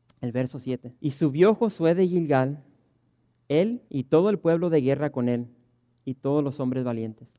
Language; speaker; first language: Spanish; early bilingual, heritage; Spanish